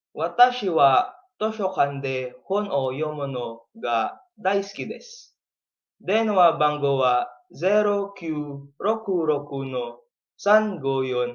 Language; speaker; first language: Japanese; non-native, learner; Filipino